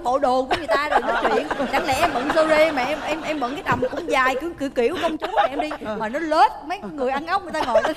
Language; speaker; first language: Vietnamese; native; Vietnamese